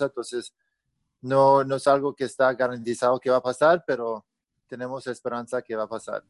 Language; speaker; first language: Spanish; early bilingual, heritage; Spanish